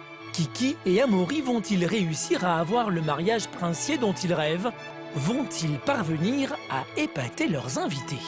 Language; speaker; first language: French; native; French